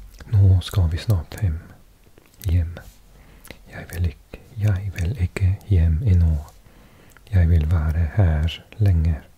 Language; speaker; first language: Norwegian; non-native, learner; English